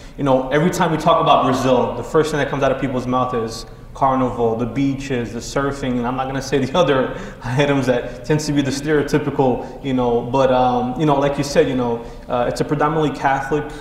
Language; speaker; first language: English; non-native, fluent; Portuguese